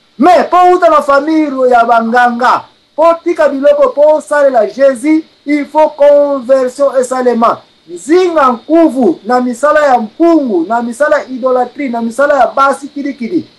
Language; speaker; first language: Lingala; non-native, local second language; Kongo